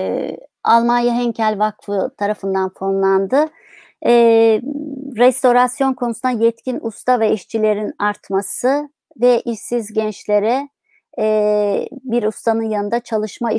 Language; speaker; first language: Turkish; native; Turkish